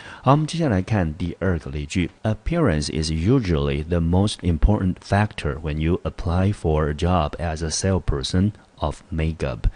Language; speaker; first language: English; non-native, fluent; Chinese